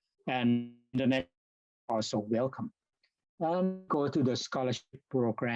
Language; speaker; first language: English; non-native, fluent; Thai